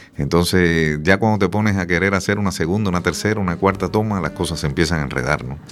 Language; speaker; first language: Spanish; native; Spanish